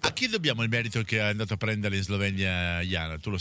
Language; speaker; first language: Italian; native; Italian